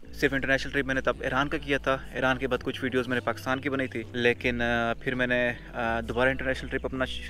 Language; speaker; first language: Urdu; non-native, local second language; Saraiki